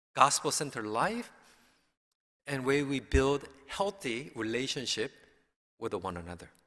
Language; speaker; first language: English; early bilingual, other home language; Korean